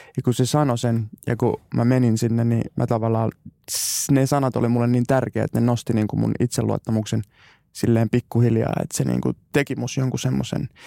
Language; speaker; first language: Finnish; native; Finnish